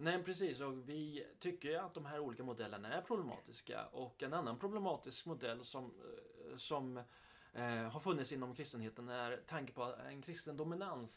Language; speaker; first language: Swedish; native; Swedish